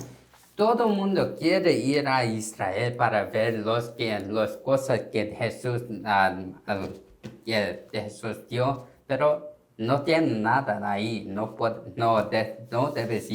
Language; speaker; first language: Spanish; non-native, learner; Korean